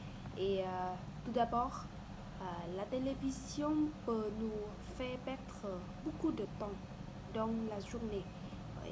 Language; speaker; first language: French; non-native, learner; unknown